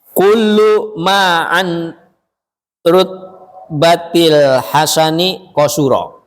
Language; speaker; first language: Arabic; non-native, fluent; Indonesian